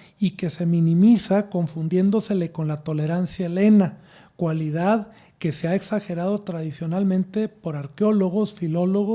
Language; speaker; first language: Spanish; native; Spanish